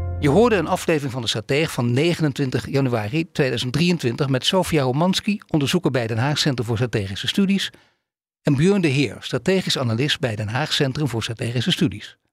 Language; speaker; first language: Dutch; native; Dutch